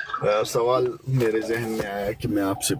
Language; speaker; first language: Hindi; non-native, local second language; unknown